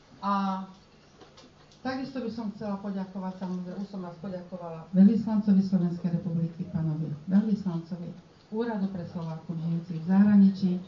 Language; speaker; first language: Slovak; early bilingual, heritage; Slovak